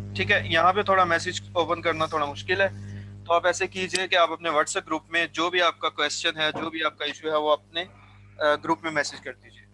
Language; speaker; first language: Urdu; non-native, local second language; Punjabi